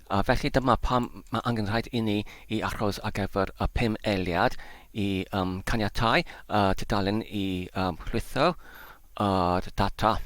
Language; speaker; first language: Welsh; non-native, learner; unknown